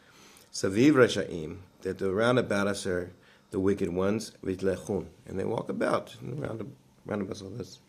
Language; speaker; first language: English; native; English